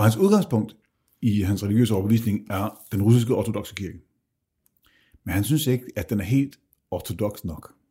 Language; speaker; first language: Danish; native; Danish